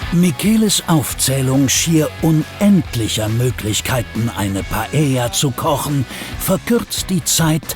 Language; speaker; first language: German; native; German